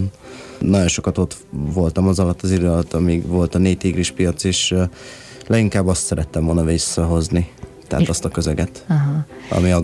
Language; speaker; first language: Hungarian; early bilingual, other home language; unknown